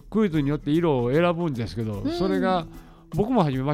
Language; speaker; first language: Japanese; native; Japanese